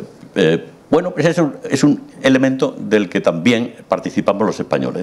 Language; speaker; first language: Spanish; native; Spanish